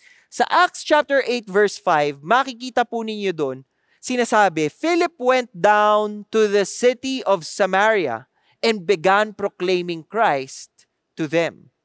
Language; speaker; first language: English; non-native, local second language; Filipino